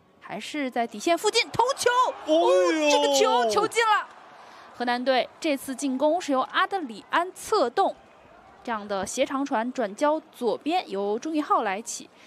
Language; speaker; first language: Chinese; native; Chinese